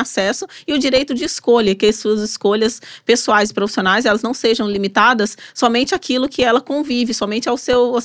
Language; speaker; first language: Portuguese; native; Portuguese